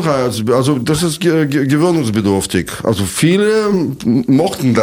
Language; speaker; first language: German; non-native, fluent; Russian